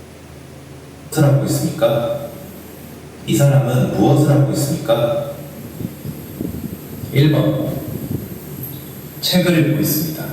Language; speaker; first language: Korean; non-native, learner; Filipino